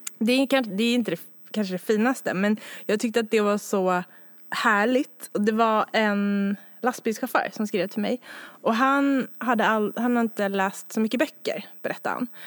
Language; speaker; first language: Swedish; native; Swedish